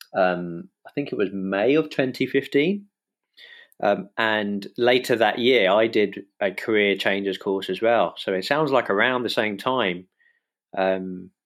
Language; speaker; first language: English; native; English